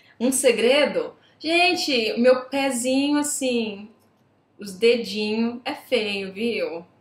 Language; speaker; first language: Portuguese; native; Portuguese